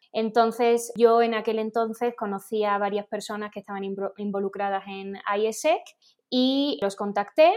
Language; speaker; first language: Spanish; native; Spanish